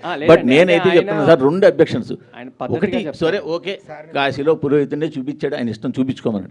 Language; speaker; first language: Telugu; native; Telugu